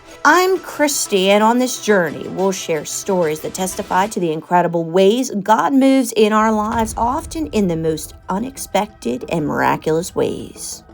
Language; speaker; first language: English; native; English